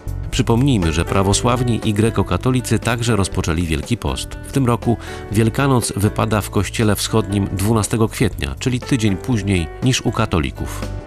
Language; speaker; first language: Polish; native; Polish